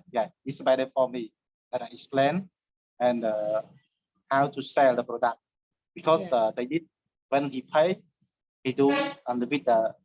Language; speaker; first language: English; non-native, learner; Khmer